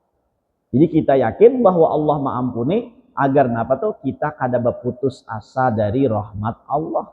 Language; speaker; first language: Indonesian; non-native, local second language; Banjar